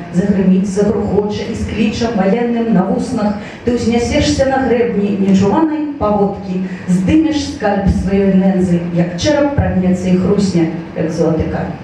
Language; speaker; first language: Belarusian; native; Belarusian